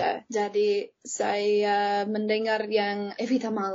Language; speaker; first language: Indonesian; non-native, fluent; English